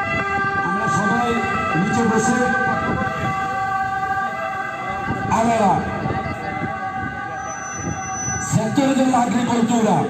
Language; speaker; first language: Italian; non-native, fluent; Bangla